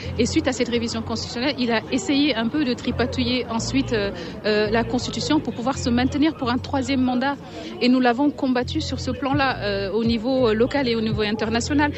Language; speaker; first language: French; non-native, local second language; Wolof